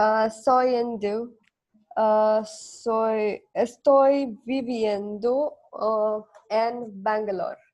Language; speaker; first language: Spanish; non-native, learner; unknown